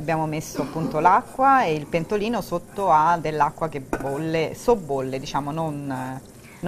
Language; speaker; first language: Italian; native; Italian